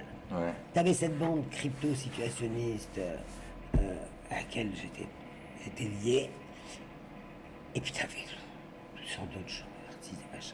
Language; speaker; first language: French; native; French